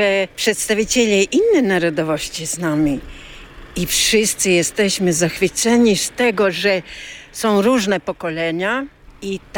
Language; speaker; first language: Polish; early bilingual, heritage; Polish